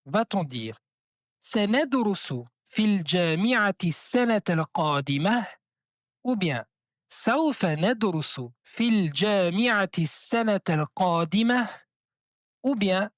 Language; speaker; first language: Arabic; non-native, fluent; French